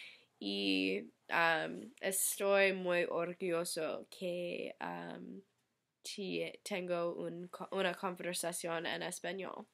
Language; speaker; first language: Spanish; non-native, learner; English